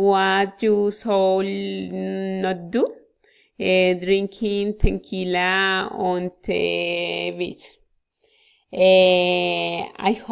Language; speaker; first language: English; non-native, learner; Spanish